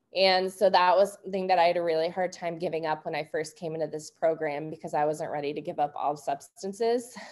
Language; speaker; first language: English; native; English